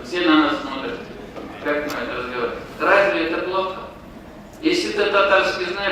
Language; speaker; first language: Russian; non-native, local second language; Tatar